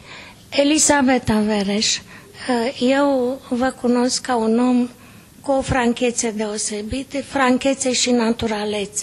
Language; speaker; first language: Romanian; native; Romanian